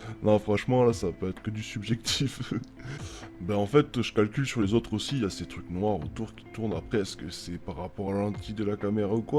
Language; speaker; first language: French; native; French